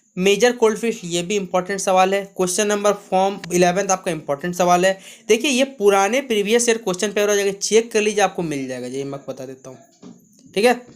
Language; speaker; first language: Hindi; native; Hindi